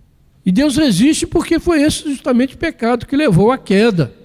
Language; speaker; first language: Portuguese; native; Portuguese